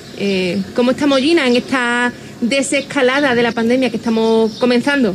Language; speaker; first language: Spanish; native; Spanish